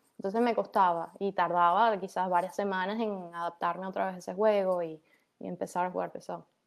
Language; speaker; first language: Spanish; native; Spanish